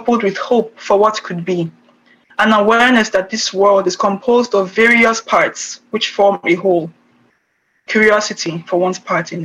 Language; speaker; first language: English; non-native, local second language; Igbo